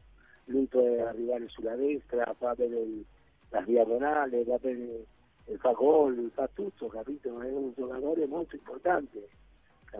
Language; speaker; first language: Italian; non-native, fluent; Spanish